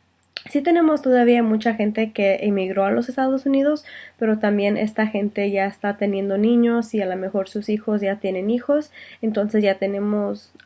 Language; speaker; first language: Spanish; early bilingual, heritage; Spanish